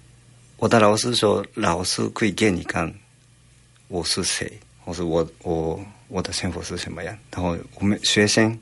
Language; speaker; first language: Chinese; non-native, fluent; Japanese